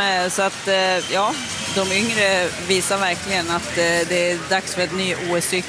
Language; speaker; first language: Swedish; native; Swedish